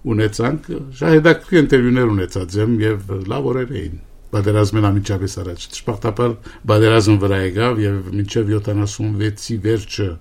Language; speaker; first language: Armenian; early bilingual, heritage; Armenian